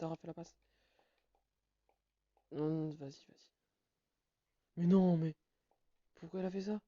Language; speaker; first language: French; native; French